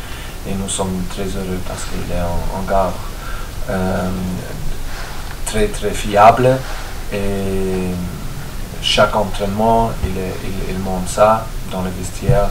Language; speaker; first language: French; non-native, fluent; German